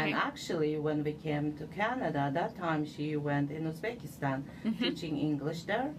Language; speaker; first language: English; non-native, fluent; Uzbek